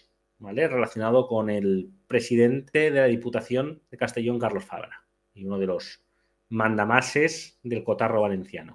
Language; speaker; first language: Spanish; native; Spanish